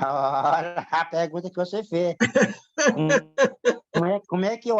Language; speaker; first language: Portuguese; native; Portuguese